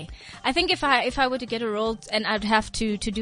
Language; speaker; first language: English; non-native, local second language; Tswana